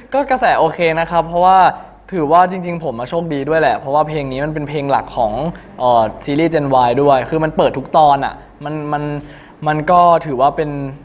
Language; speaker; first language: Thai; native; Thai